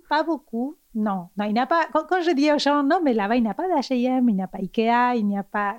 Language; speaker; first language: French; non-native, fluent; Spanish